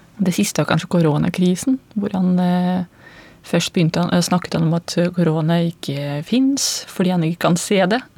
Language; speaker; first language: Norwegian; non-native, fluent; Russian